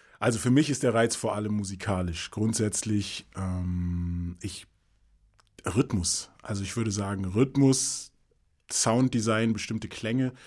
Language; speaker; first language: German; early bilingual, other home language; English